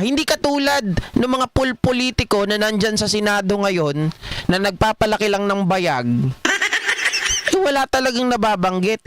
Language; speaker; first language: Filipino; native; Filipino